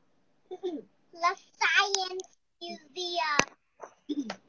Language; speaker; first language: English; non-native, learner; Chinese